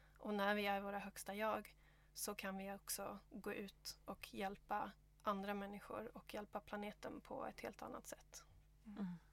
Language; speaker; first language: Swedish; native; Swedish